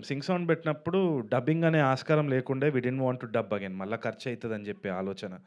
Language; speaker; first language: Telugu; native; Telugu